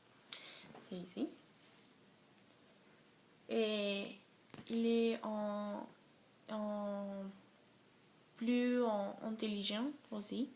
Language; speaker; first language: French; non-native, learner; Spanish